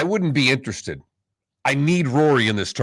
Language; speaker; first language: English; native; English